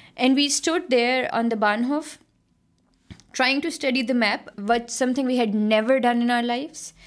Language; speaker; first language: English; non-native, local second language; Punjabi